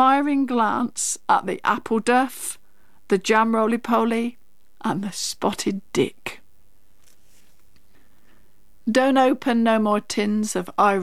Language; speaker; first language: English; native; English